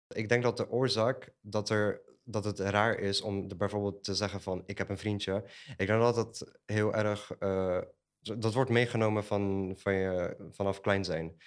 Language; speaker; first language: Dutch; early bilingual, other home language; Polish